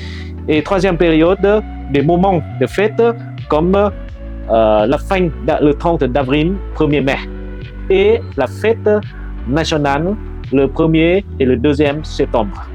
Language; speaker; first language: French; non-native, fluent; Vietnamese